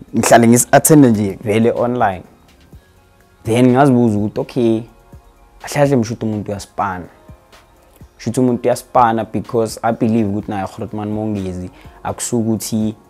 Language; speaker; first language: Zulu; native; Zulu